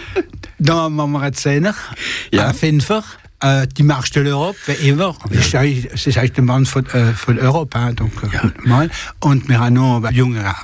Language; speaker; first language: German; non-native, local second language; French